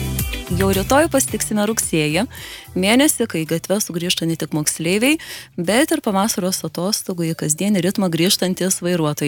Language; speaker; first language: Lithuanian; native; Lithuanian